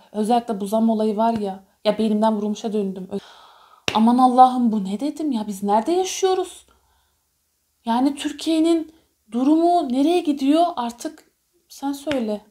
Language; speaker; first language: Turkish; early bilingual, heritage; Turkish